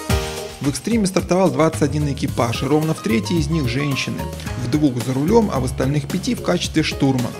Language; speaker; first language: Russian; native; Russian